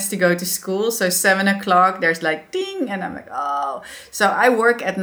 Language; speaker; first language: English; non-native, fluent; Dutch